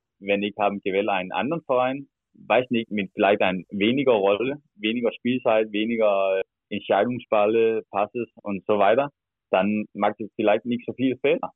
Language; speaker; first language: German; non-native, learner; Danish